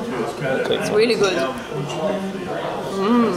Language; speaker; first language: English; non-native, fluent; German